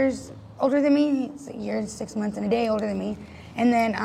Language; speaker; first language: English; native; English